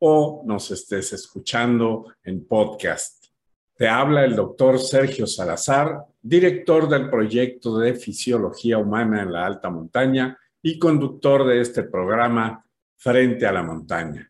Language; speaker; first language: Spanish; native; Spanish